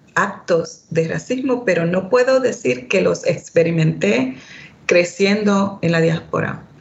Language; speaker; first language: Spanish; early bilingual, heritage; Spanish